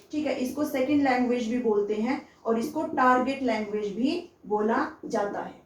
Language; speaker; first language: Hindi; native; Hindi